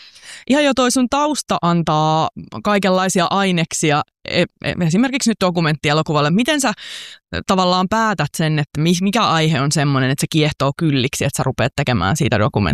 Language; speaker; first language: Finnish; native; Finnish